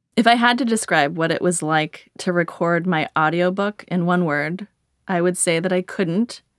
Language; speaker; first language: English; native; English